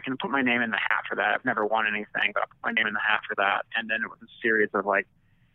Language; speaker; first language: English; native; English